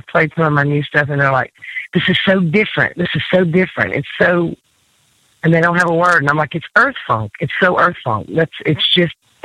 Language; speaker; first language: English; native; English